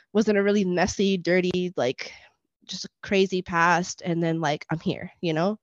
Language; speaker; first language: English; non-native, fluent; Spanish